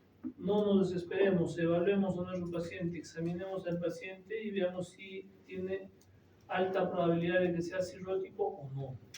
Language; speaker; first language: Spanish; native; Spanish